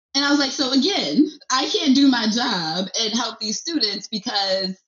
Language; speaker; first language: English; early bilingual, other home language; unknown